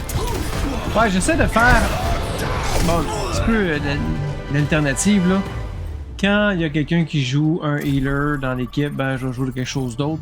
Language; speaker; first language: French; native; French